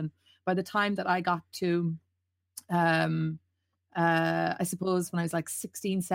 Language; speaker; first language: English; native; English